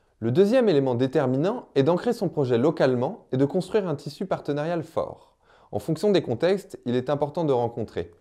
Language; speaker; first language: French; native; French